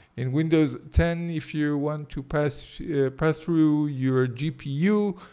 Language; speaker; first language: English; non-native, fluent; Hebrew